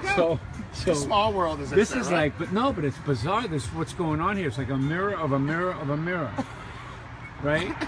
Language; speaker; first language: English; native; English